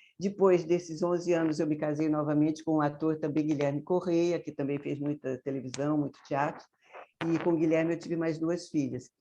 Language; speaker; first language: Portuguese; native; Portuguese